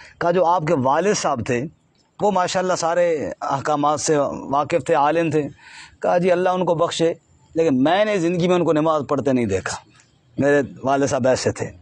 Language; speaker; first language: Urdu; non-native, local second language; Punjabi